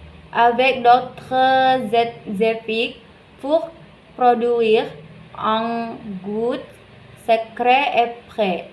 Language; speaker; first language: French; non-native, learner; Indonesian